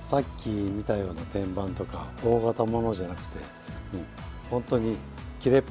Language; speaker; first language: Japanese; native; Japanese